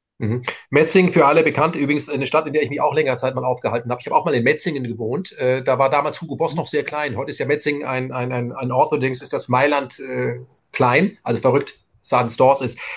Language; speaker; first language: German; native; German